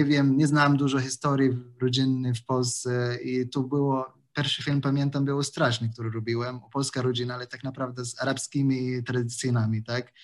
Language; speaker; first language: Polish; non-native, learner; Arabic